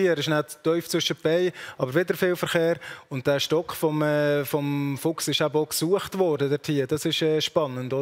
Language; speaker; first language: German; native; German